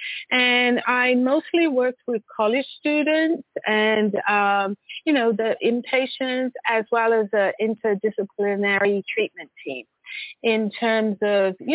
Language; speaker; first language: English; native; English